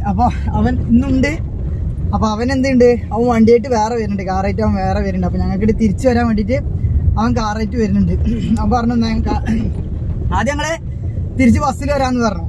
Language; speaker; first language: Malayalam; native; Malayalam